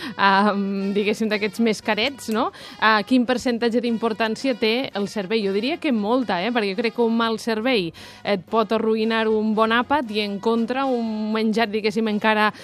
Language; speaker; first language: Catalan; native; Catalan